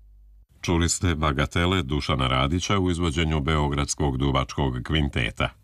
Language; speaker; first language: Serbian; native; Serbian